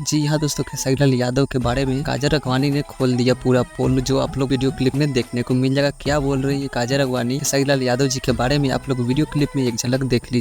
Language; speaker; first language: Hindi; non-native, local second language; Bhojpuri